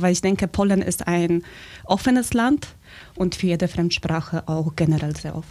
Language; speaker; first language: German; non-native, fluent; Polish